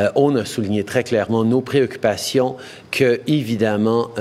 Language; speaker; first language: French; native; French